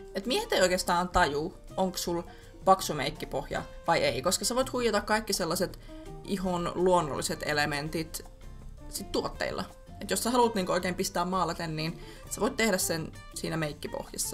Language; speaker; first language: Finnish; native; Finnish